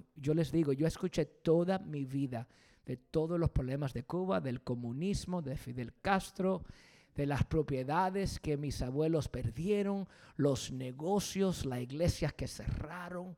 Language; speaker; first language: Spanish; early bilingual, heritage; Spanish